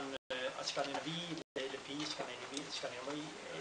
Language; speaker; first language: French; non-native, learner; Norwegian